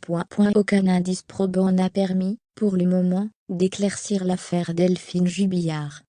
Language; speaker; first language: French; native; French